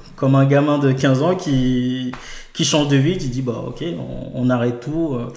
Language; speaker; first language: French; non-native, local second language; Ewe